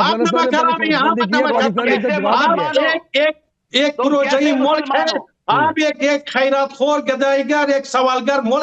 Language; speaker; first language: Hindi; non-native, fluent; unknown